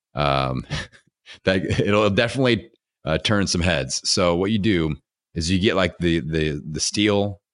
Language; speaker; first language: English; native; English